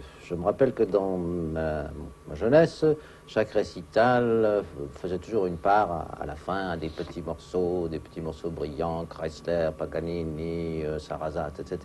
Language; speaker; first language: French; native; French